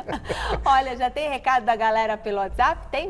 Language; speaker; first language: Portuguese; native; Portuguese